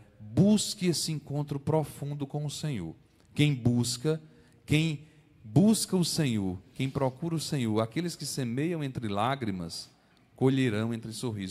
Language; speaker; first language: Portuguese; native; Portuguese